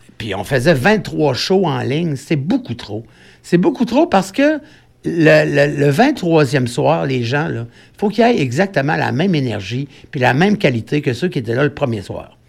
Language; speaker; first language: French; native; French